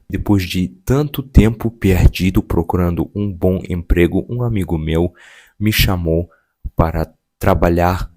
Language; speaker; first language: Portuguese; non-native, fluent; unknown